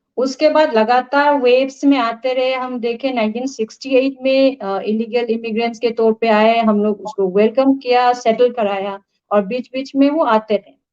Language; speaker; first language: Hindi; non-native, local second language; Manipuri